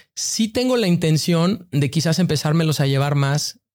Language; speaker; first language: Spanish; native; Spanish